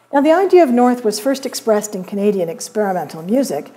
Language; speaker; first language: English; native; English